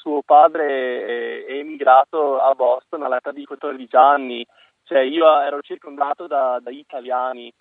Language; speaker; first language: Italian; non-native, fluent; English